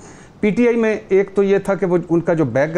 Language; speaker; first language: Urdu; native; Urdu